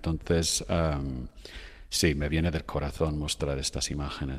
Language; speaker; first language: Spanish; non-native, fluent; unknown